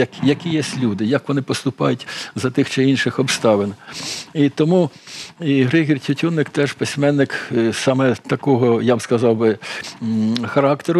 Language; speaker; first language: Ukrainian; native; Ukrainian